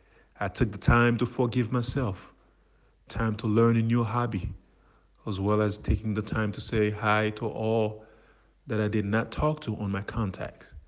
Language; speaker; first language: English; non-native, fluent; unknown